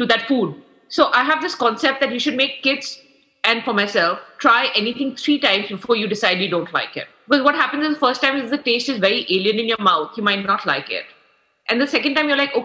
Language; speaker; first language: English; non-native, local second language; Hindi